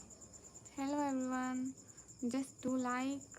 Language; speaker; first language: English; non-native, learner; Urdu